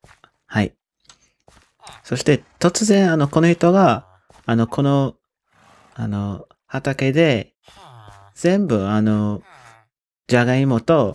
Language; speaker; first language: Japanese; non-native, learner; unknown